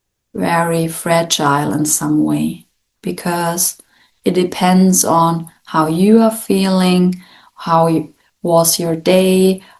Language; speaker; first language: English; non-native, fluent; German